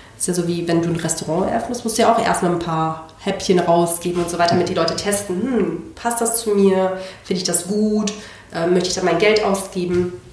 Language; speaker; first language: German; non-native, fluent; Spanish